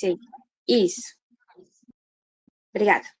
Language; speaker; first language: Portuguese; native; Portuguese